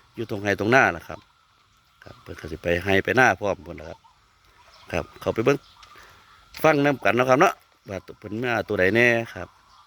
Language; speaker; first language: Thai; native; Thai